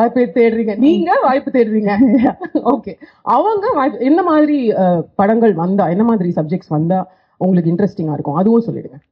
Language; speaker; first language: Tamil; native; Tamil